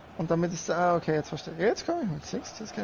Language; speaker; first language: German; native; German